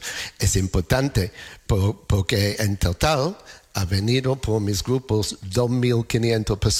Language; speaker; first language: Spanish; non-native, learner; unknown